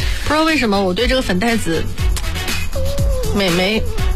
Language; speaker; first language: Chinese; native; Chinese